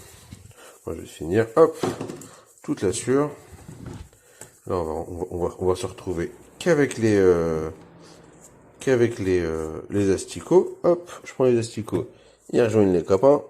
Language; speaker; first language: French; native; French